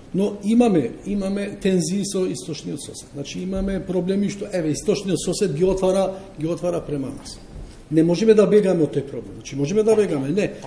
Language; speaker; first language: Macedonian; non-native, local second language; Albanian